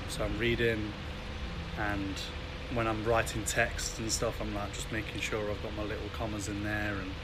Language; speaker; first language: English; native; English